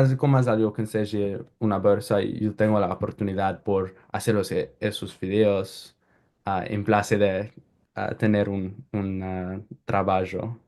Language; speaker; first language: Spanish; non-native, learner; English